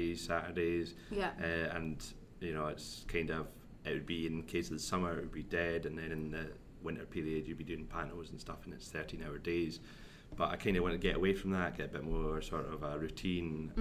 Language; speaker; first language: English; native; English